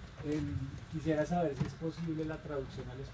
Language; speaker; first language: Spanish; native; Spanish